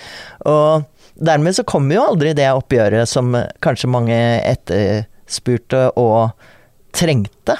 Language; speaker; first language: Norwegian; native; Norwegian